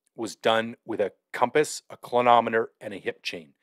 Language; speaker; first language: English; native; English